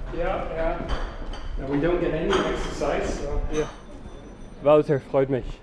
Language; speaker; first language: English; non-native, fluent; Dutch